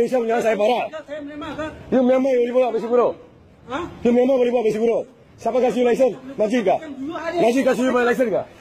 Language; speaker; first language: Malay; non-native, local second language; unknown